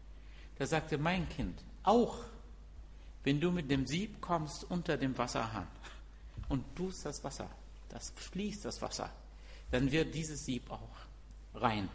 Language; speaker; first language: German; non-native, fluent; Arabic